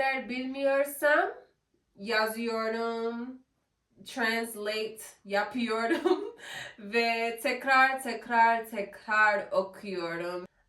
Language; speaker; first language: Turkish; non-native, learner; English